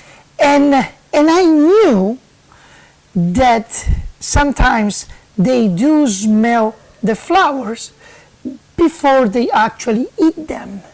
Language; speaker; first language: English; non-native, fluent; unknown